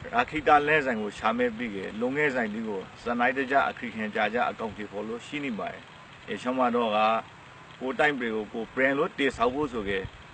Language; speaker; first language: Burmese; native; Burmese